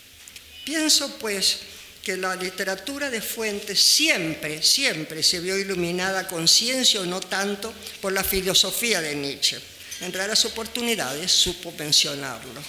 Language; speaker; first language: Spanish; native; Spanish